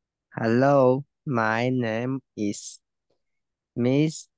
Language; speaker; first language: English; non-native, learner; Chinese